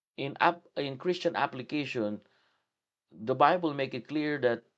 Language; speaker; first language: English; non-native, local second language; Filipino